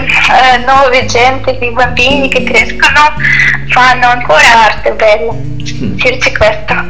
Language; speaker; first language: Italian; non-native, learner; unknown